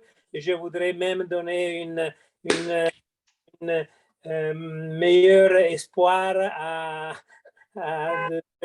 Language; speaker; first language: French; non-native, fluent; Italian